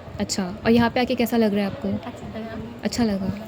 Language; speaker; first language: Hindi; native; Hindi